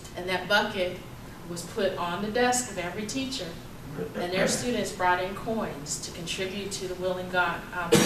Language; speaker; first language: English; native; English